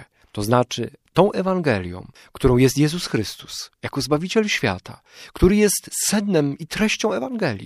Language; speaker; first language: Polish; native; Polish